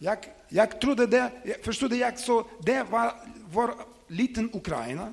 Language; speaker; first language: Swedish; non-native, learner; Ukrainian